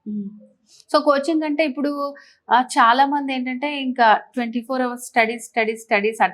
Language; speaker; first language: Telugu; native; Telugu